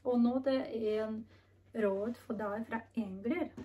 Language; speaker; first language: Norwegian; non-native, learner; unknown